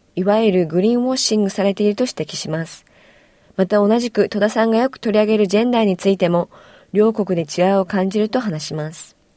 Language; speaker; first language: Japanese; native; Japanese